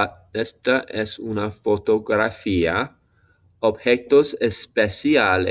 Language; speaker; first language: Spanish; non-native, fluent; English